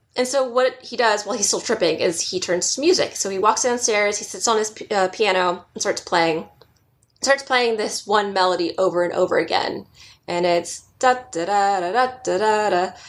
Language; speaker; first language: English; native; English